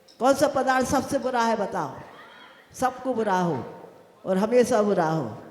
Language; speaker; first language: Hindi; native; Hindi